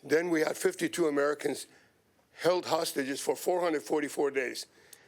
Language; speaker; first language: English; non-native, fluent; Persian